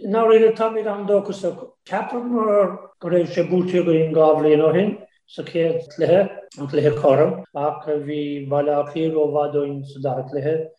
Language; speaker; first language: Irish; native; Irish